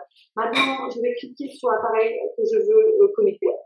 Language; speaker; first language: French; native; French